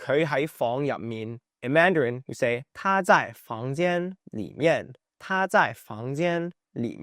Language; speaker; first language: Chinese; non-native, fluent; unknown